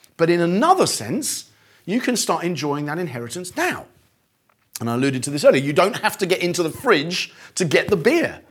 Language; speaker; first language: English; native; English